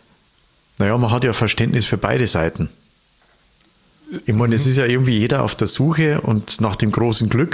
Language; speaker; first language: German; native; German